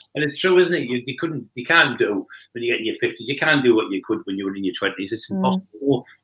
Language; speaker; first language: English; native; English